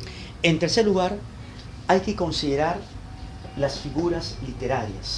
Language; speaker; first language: Spanish; native; Spanish